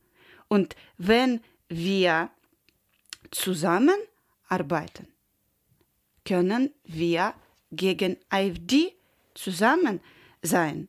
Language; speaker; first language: German; non-native, learner; Ukrainian